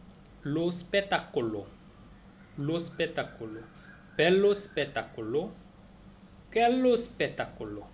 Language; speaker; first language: Italian; non-native, learner; Korean